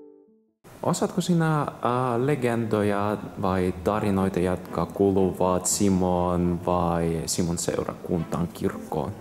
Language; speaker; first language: Finnish; non-native, fluent; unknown